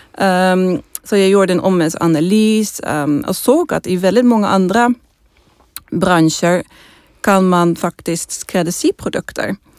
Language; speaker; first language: Swedish; non-native, fluent; Dutch